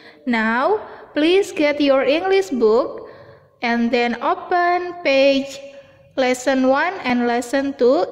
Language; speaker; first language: English; non-native, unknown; Indonesian